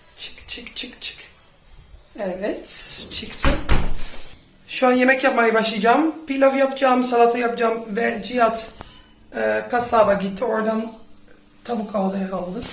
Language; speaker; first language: Turkish; early bilingual, heritage; Turkish